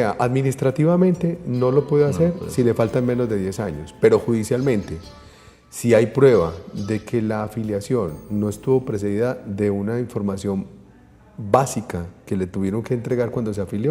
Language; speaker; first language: Spanish; native; Spanish